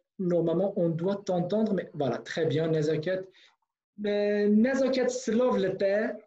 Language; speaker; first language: French; non-native, fluent; Kurdish